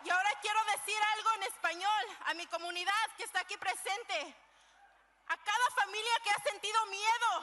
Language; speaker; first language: Spanish; early bilingual, other home language; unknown